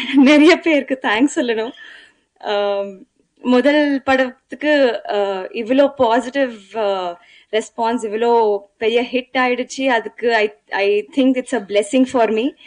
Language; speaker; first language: Tamil; non-native, learner; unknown